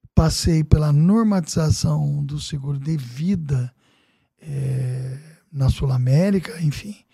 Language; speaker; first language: Portuguese; native; Portuguese